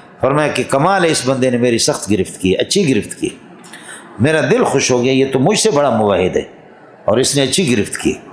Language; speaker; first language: Urdu; non-native, local second language; Brahui